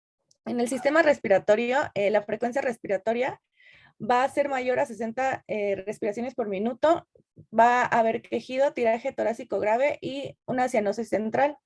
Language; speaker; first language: Spanish; native; Spanish